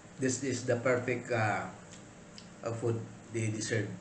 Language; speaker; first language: English; non-native, learner; Filipino